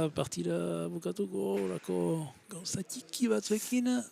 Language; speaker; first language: Basque; native; Basque